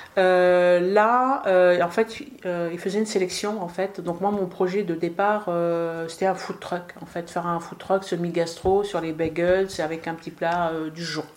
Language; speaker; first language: French; early bilingual, other home language; Arabic